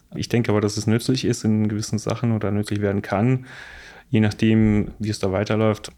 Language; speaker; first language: German; non-native, fluent; Bosnian